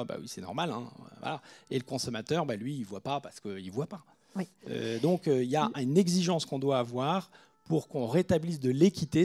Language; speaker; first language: French; native; French